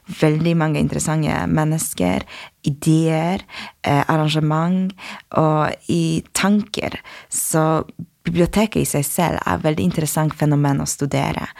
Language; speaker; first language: Norwegian; non-native, fluent; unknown